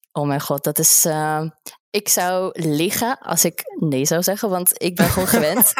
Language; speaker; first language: Dutch; non-native, fluent; Russian